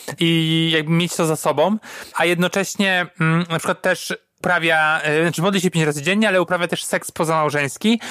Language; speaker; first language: Polish; native; Polish